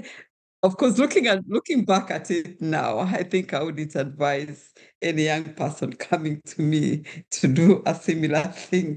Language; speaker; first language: English; non-native, local second language; Kikuyu